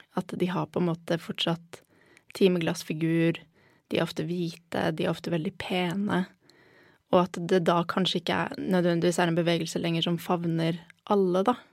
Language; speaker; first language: Norwegian; native; Norwegian